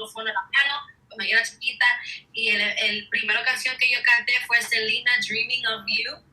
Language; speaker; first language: Spanish; early bilingual, heritage; Spanish